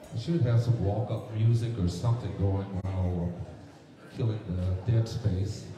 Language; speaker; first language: English; native; English